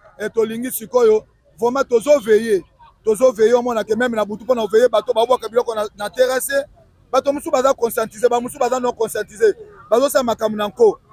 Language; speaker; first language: Lingala; native; Lingala